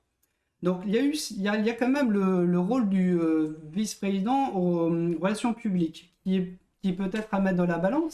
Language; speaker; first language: French; native; French